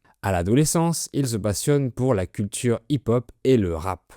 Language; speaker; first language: French; native; French